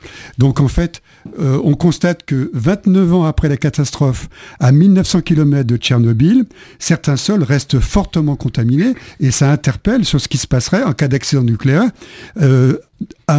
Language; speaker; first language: French; native; French